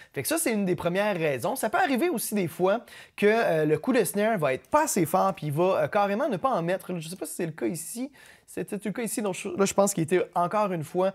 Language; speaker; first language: French; native; French